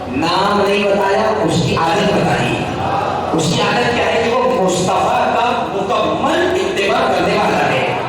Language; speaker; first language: Urdu; native; Urdu